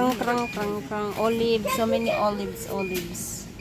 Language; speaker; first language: English; non-native, local second language; Filipino